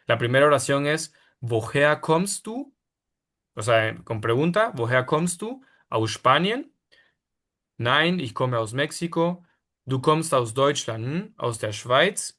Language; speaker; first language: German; non-native, fluent; Spanish